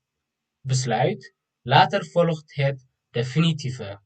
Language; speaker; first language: Dutch; non-native, fluent; Tigrinya